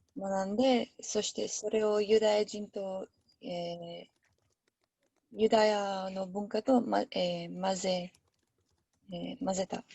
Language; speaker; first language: Japanese; non-native, learner; English